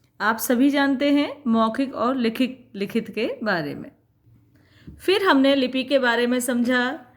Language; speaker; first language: Hindi; native; Hindi